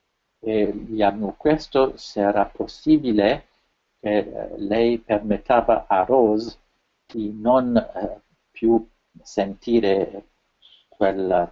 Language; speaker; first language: Italian; non-native, fluent; French